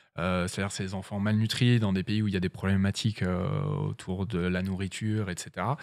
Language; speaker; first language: French; native; French